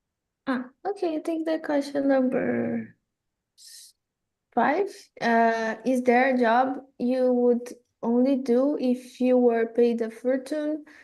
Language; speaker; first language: English; non-native, fluent; Portuguese